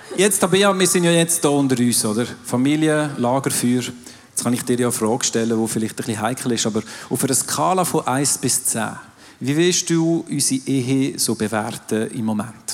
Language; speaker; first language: German; non-native, local second language; French